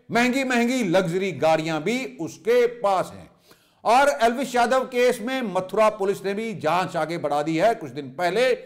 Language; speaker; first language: Hindi; native; Hindi